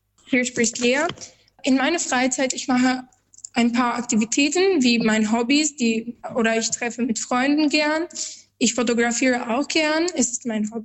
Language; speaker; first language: German; non-native, learner; Albanian